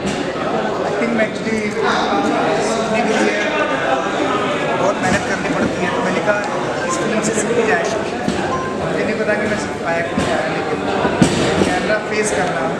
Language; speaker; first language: Hindi; native; Hindi